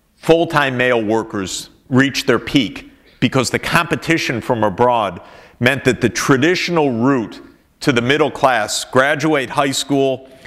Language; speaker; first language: English; native; English